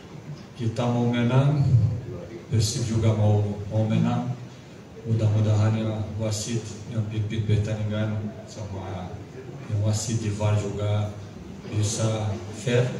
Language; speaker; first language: Indonesian; non-native, learner; Portuguese